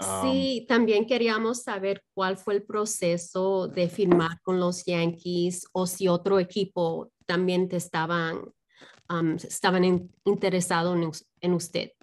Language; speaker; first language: Spanish; early bilingual, heritage; Spanish